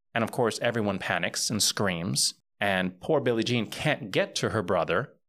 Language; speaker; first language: English; early bilingual, other home language; Spanish